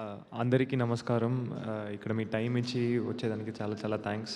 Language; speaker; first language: Telugu; non-native, learner; Tamil